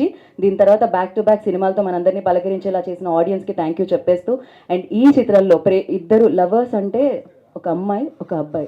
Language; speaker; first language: Telugu; native; Telugu